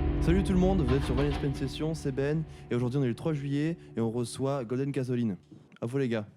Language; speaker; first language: French; native; French